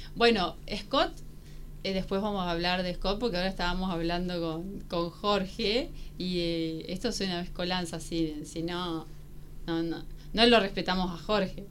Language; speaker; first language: Spanish; native; Spanish